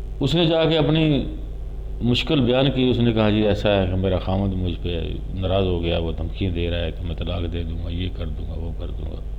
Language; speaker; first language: Urdu; non-native, local second language; Punjabi